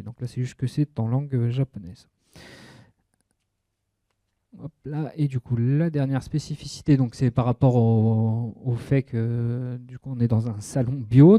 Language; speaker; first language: French; native; French